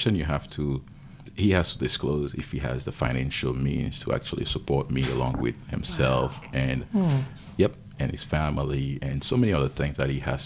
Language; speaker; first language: English; non-native, fluent; Haitian Creole